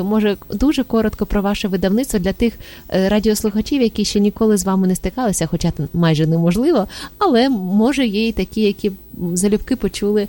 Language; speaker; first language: Ukrainian; native; Ukrainian